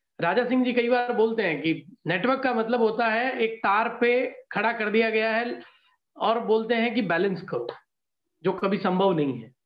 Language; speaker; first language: Hindi; native; Hindi